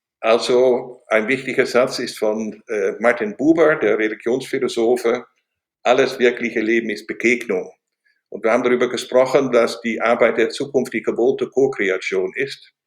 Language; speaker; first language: German; non-native, fluent; Dutch